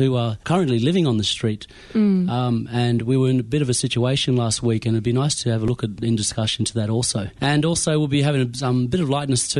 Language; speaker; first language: English; native; English